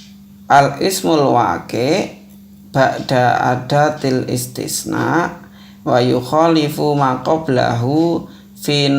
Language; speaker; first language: Arabic; non-native, fluent; Indonesian